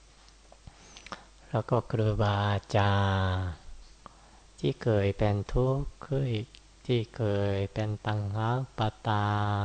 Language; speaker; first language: Thai; non-native, fluent; Japanese